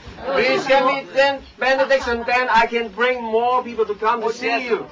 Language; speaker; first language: English; non-native, local second language; Chinese